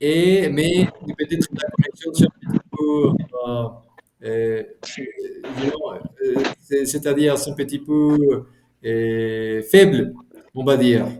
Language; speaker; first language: French; non-native, fluent; Spanish